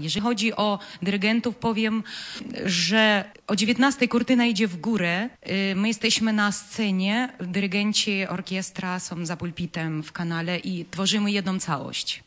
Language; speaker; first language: Polish; non-native, fluent; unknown